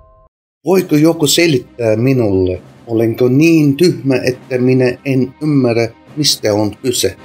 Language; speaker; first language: Finnish; non-native, fluent; Turkish